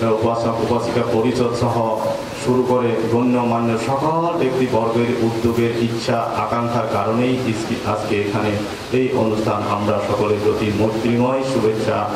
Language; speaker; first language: Bangla; non-native, local second language; Marma